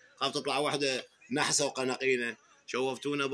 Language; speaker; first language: Arabic; native; Arabic